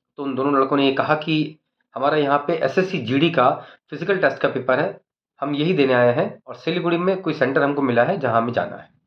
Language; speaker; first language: Hindi; native; Hindi